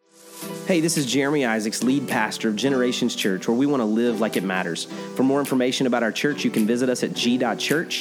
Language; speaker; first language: English; native; English